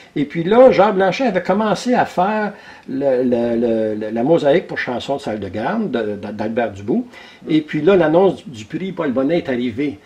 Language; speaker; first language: French; native; French